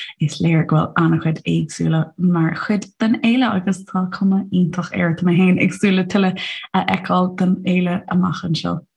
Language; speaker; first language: Irish; non-native, local second language; English